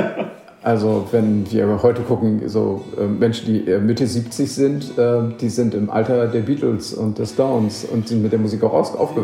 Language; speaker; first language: German; native; German